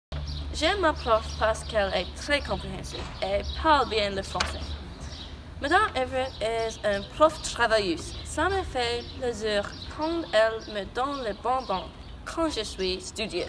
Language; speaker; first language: French; non-native, learner; English